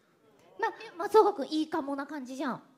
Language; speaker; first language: Japanese; native; Japanese